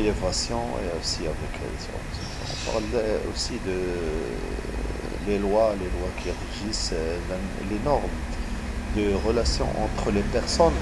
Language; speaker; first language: French; non-native, local second language; Arabic